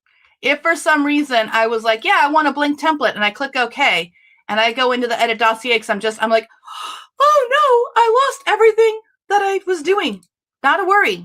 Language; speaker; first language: English; native; English